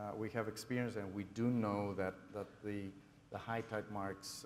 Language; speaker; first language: English; non-native, fluent; Spanish